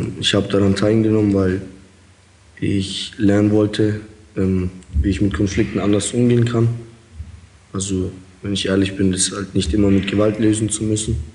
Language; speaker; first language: German; early bilingual, other home language; Russian